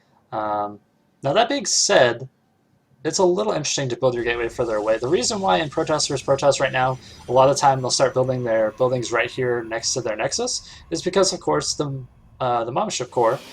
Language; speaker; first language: English; native; English